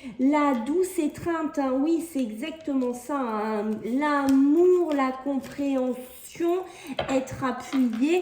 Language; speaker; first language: French; native; French